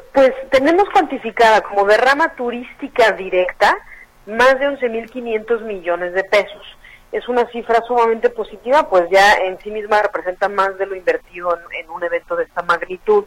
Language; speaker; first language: Spanish; native; Spanish